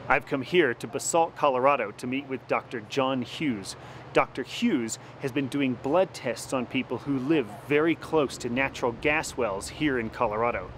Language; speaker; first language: English; native; English